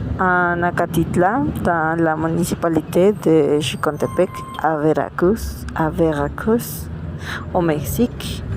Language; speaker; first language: French; non-native, learner; Spanish